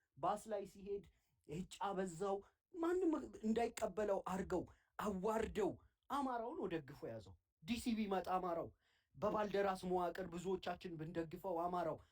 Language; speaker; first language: Amharic; native; Amharic